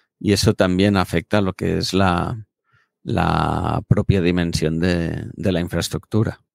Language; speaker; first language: Spanish; native; Spanish